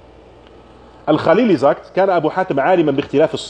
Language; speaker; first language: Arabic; non-native, fluent; German